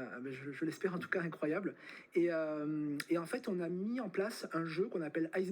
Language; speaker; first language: French; native; French